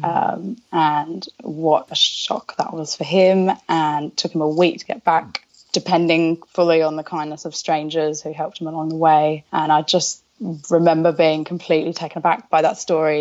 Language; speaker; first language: English; native; English